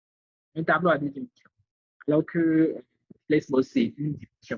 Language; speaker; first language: French; native; French